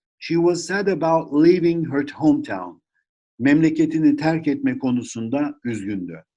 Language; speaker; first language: English; non-native, fluent; Turkish